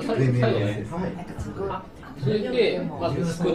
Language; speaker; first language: Japanese; native; Japanese